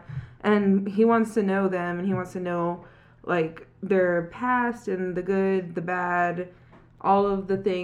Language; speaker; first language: English; native; English